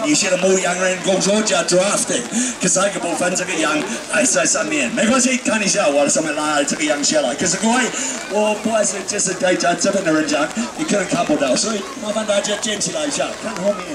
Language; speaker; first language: Chinese; non-native, fluent; English